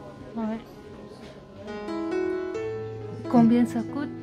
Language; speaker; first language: French; non-native, fluent; Vietnamese